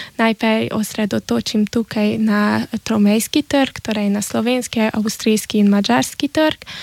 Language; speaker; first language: Slovenian; early bilingual, heritage; Slovenian